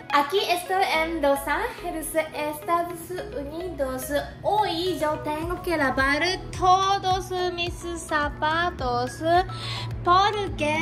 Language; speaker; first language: Spanish; non-native, learner; Japanese